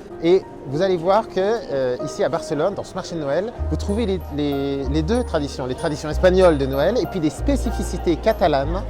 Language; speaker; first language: French; native; French